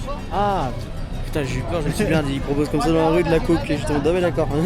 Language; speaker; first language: French; native; French